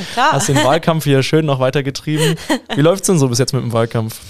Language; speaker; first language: German; native; German